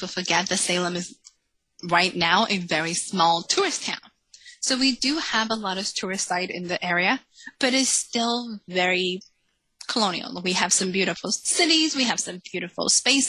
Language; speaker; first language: English; early bilingual, other home language; Spanish